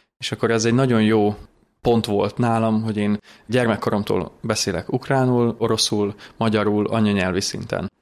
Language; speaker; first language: Hungarian; native; Hungarian